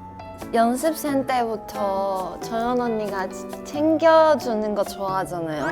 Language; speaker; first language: Korean; non-native, fluent; Chinese